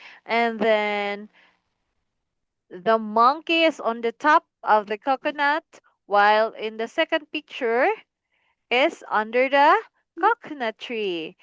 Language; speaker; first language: English; non-native, fluent; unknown